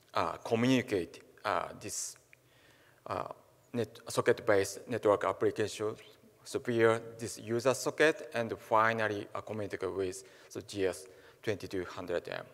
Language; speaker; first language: English; non-native, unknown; Japanese